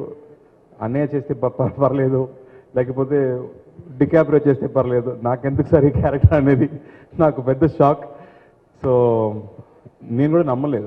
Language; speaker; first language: Telugu; non-native, local second language; Tamil